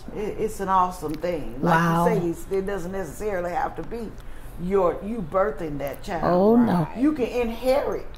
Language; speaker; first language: English; native; English